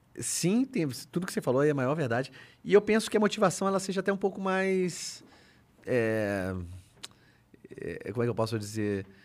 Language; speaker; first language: Portuguese; native; Portuguese